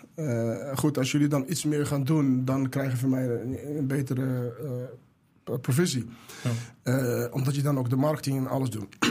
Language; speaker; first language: Dutch; early bilingual, other home language; Arabic